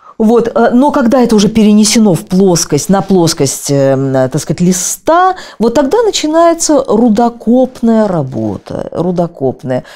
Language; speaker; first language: Russian; native; Russian